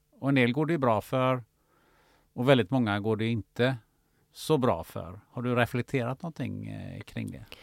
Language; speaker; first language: Swedish; early bilingual, other home language; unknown